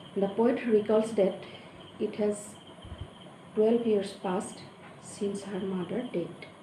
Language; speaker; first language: English; non-native, local second language; Assamese